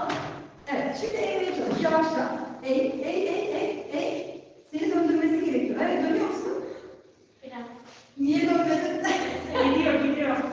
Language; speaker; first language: Turkish; native; Turkish